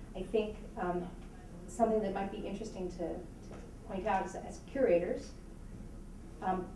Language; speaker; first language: English; native; English